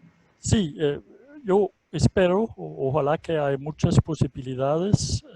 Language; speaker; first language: Spanish; non-native, fluent; Danish